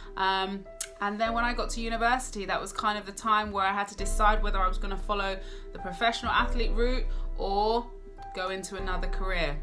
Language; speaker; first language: English; native; English